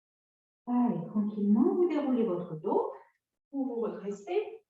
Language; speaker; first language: French; native; French